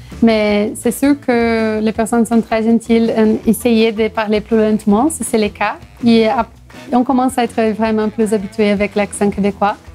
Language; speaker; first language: French; non-native, fluent; Portuguese